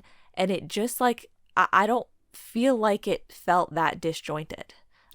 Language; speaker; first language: English; native; English